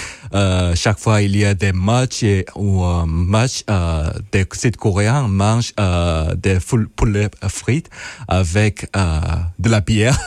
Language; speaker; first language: French; non-native, fluent; Korean